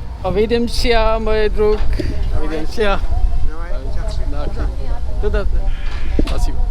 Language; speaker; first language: Russian; non-native, learner; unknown